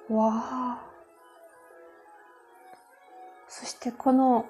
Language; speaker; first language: Japanese; non-native, fluent; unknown